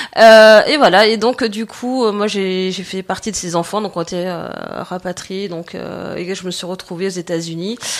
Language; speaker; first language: French; native; French